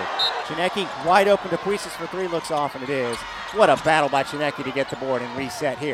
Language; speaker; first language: English; native; English